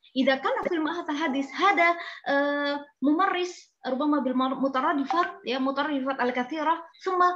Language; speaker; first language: Arabic; non-native, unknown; Indonesian